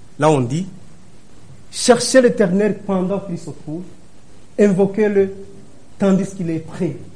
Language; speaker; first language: French; non-native, local second language; Rundi